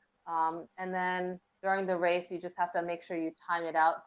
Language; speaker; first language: English; early bilingual, other home language; Thai